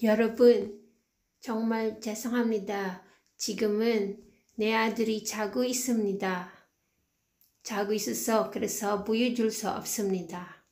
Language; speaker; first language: Korean; non-native, learner; Filipino